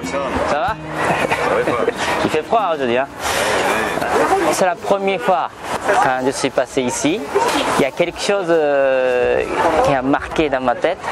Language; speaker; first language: French; non-native, fluent; Japanese